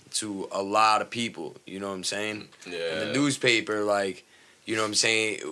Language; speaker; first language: English; native; English